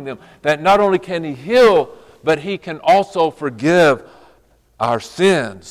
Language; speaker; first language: English; native; English